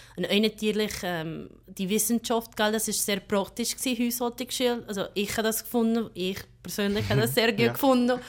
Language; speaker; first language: German; non-native, fluent; English